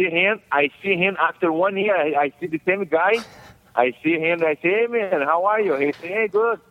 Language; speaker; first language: English; non-native, learner; Portuguese